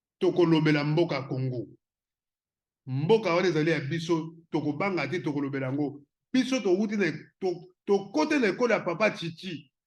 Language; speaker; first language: Lingala; non-native, local second language; Kongo